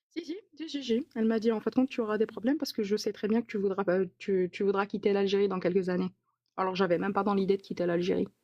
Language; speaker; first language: French; non-native, local second language; Arabic